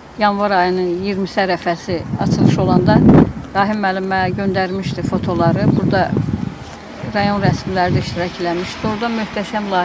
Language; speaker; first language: Azerbaijani; native; Azerbaijani